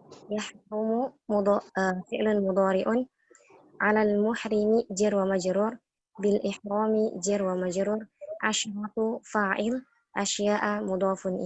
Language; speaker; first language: Arabic; non-native, learner; Indonesian